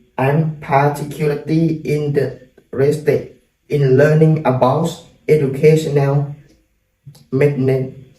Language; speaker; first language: English; non-native, learner; Thai